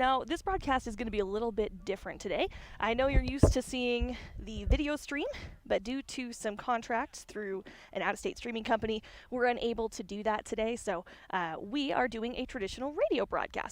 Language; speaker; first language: English; native; English